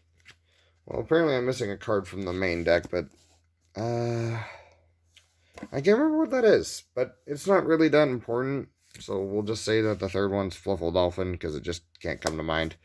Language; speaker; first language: English; native; English